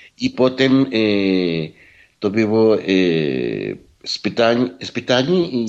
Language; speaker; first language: Polish; non-native, learner; Spanish